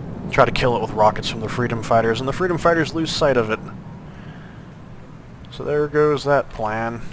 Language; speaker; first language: English; native; English